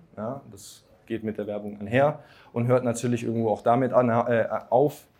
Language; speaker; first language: German; native; German